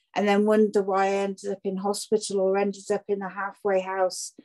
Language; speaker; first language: English; native; English